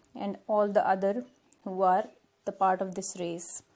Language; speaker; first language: English; non-native, local second language; Urdu